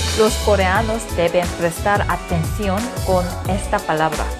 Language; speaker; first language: Spanish; non-native, learner; Korean